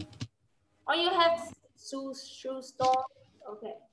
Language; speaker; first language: English; non-native, fluent; Vietnamese